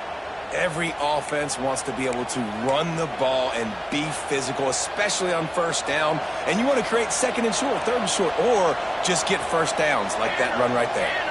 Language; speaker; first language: English; native; English